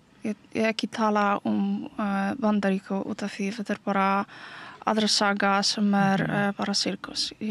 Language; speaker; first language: Icelandic; non-native, learner; Polish